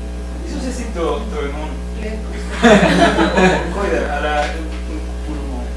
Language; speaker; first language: Greek; non-native, fluent; Spanish